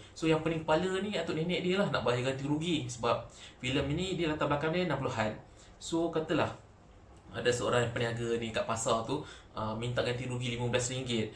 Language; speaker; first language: Malay; native; Malay